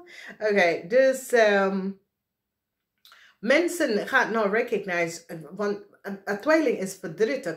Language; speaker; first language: Dutch; non-native, fluent; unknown